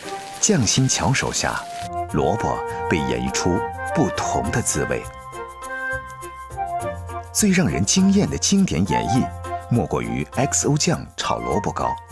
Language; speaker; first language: Chinese; native; Chinese